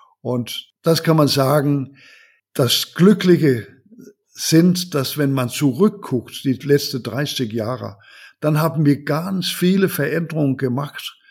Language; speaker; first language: German; non-native, learner; Danish